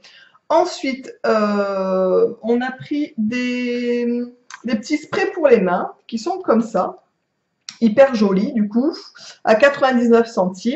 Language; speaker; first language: French; native; French